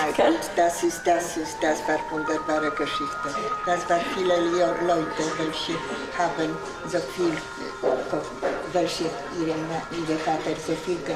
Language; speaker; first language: German; non-native, learner; Polish